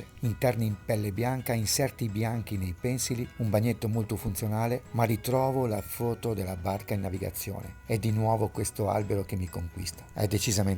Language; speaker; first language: Italian; native; Italian